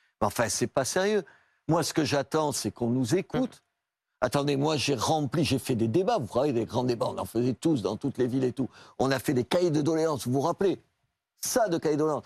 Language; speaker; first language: French; native; French